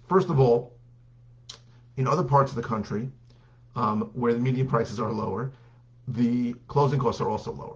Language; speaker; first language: English; native; English